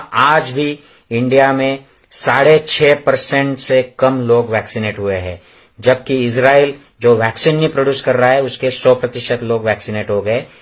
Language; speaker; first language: Hindi; non-native, local second language; Marathi